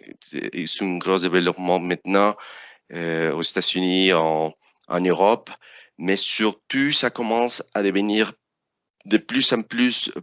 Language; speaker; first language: French; non-native, fluent; Spanish